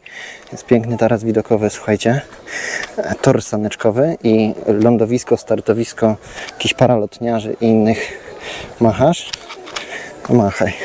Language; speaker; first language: Polish; native; Polish